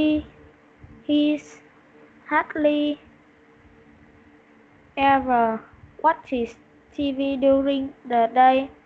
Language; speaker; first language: English; non-native, learner; Vietnamese